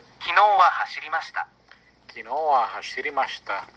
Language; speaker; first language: Japanese; non-native, learner; English